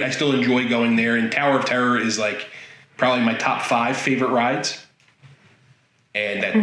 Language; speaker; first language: English; native; English